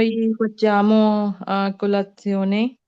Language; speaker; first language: Italian; non-native, learner; Punjabi